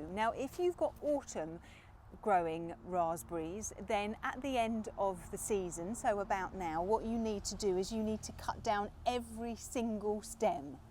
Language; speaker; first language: English; native; English